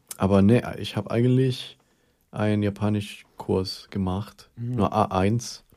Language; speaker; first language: German; non-native, fluent; Spanish